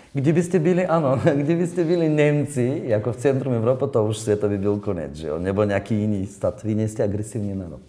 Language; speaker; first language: Czech; non-native, learner; Bulgarian